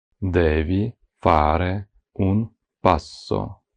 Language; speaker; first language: Italian; non-native, fluent; Ukrainian